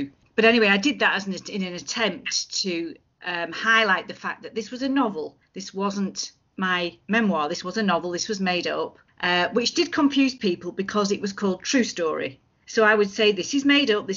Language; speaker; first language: English; native; English